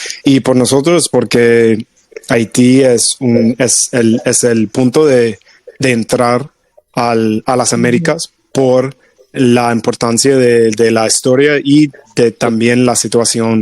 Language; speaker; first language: Spanish; non-native, fluent; English